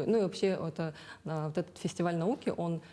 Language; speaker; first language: Russian; native; Russian